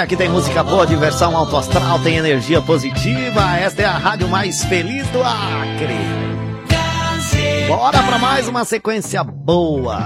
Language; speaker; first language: Portuguese; native; Portuguese